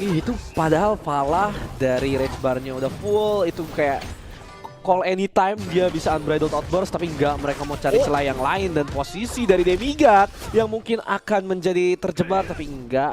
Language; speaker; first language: Indonesian; native; Indonesian